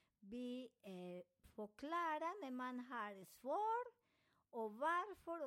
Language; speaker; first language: Swedish; non-native, learner; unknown